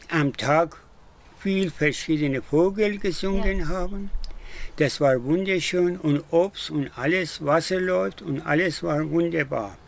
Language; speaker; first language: German; non-native, learner; Persian